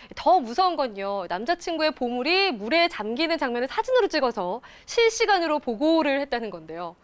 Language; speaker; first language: Korean; native; Korean